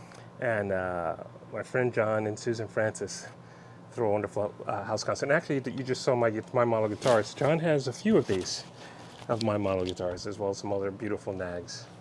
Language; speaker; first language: English; native; English